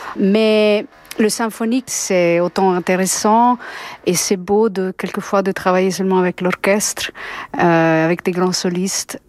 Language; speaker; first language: French; non-native, fluent; Italian